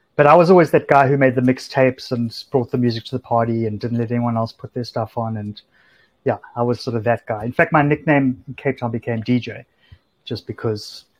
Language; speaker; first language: English; native; English